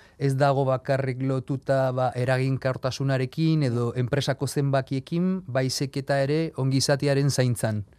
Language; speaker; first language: Basque; non-native, local second language; Spanish